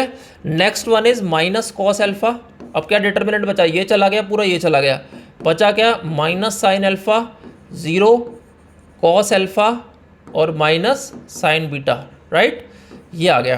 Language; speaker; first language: Hindi; native; Hindi